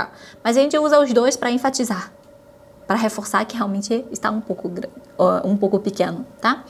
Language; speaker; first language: Portuguese; non-native, fluent; Chinese